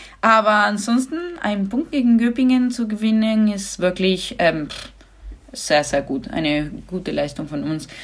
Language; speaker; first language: German; non-native, fluent; Spanish